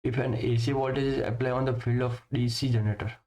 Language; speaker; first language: English; non-native, local second language; Gujarati